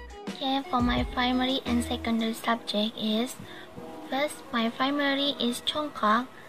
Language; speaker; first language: English; non-native, learner; Malay